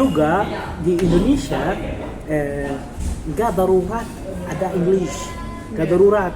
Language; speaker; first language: Indonesian; non-native, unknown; Arabic